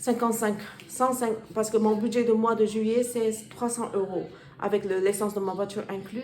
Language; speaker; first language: French; non-native, learner; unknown